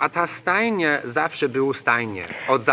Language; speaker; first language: Polish; non-native, learner; English